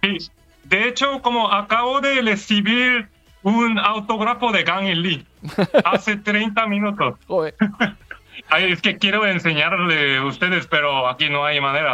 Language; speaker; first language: Spanish; non-native, fluent; Korean